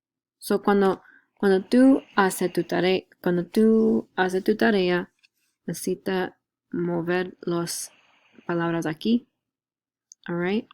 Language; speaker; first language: Spanish; non-native, learner; English